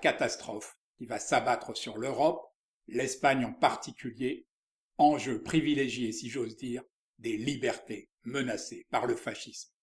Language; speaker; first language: French; native; French